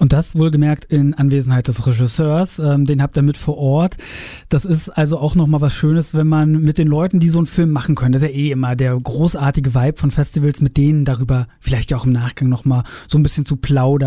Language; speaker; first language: German; native; German